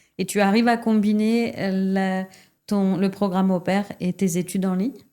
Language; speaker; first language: French; native; French